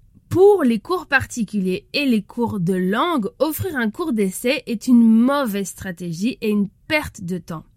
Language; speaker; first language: French; native; French